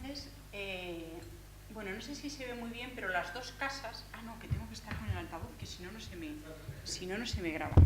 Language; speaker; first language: Spanish; native; Spanish